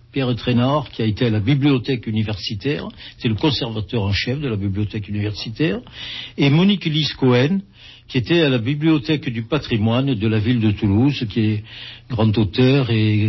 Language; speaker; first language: French; native; French